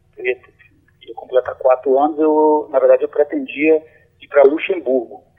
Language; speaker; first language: Portuguese; native; Portuguese